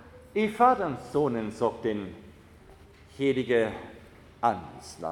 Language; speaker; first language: Swedish; non-native, fluent; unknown